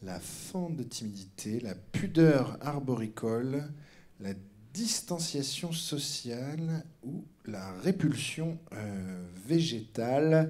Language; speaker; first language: French; native; French